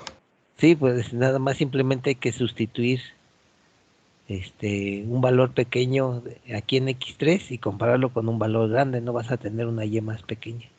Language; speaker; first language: Spanish; native; Spanish